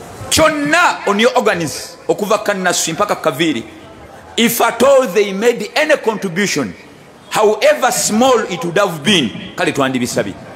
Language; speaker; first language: English; non-native, local second language; Ganda